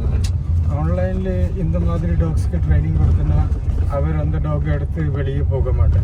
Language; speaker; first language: Tamil; non-native, learner; Malayalam